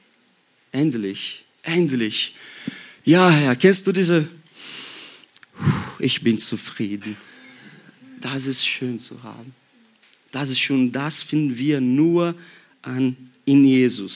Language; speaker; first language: German; non-native, fluent; Portuguese